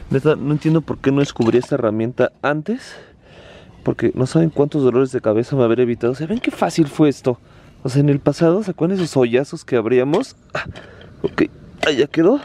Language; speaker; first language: Spanish; native; Spanish